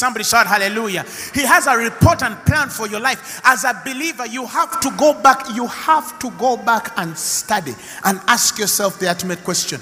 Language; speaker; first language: English; non-native, local second language; Ganda